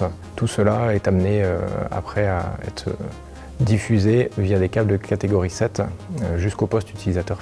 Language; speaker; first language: French; native; French